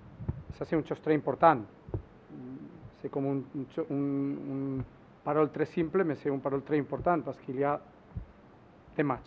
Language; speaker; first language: French; non-native, learner; Spanish